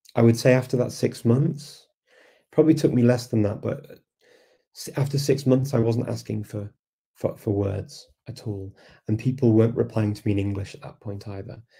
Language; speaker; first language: English; native; English